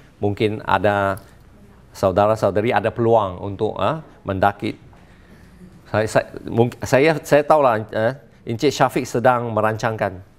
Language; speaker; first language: Malay; non-native, local second language; Chinese